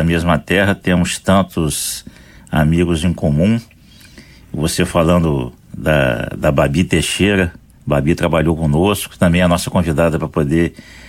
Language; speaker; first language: Portuguese; native; Portuguese